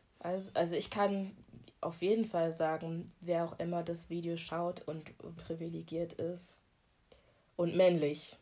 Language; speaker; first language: German; early bilingual, other home language; Akan